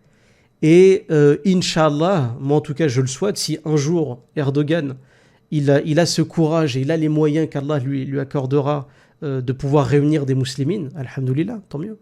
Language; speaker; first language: French; native; French